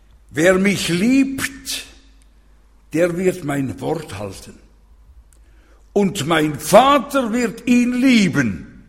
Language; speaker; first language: German; non-native, fluent; French